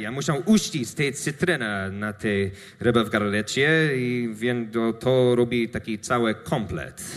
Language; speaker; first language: Polish; non-native, learner; English